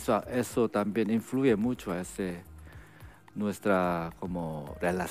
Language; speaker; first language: Spanish; non-native, fluent; Korean